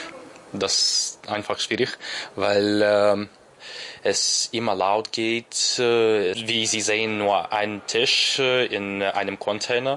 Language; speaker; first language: German; non-native, learner; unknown